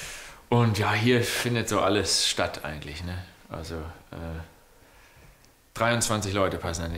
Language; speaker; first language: German; native; German